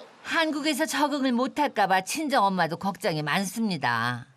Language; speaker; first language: Korean; native; Korean